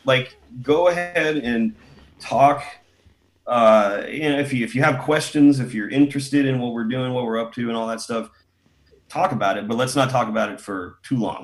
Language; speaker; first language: English; native; English